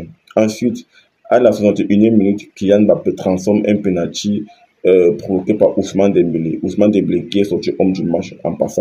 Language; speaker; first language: French; native; French